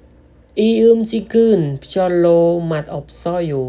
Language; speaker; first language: Korean; non-native, learner; Khmer